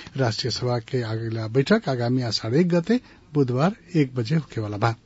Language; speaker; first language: Bhojpuri; non-native, local second language; Nepali